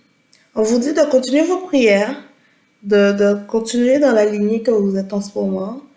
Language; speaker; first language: French; native; French